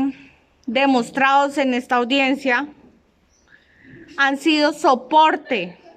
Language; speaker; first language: Spanish; native; Spanish